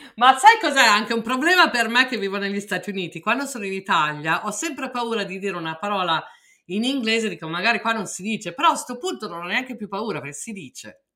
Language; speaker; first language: Italian; native; Italian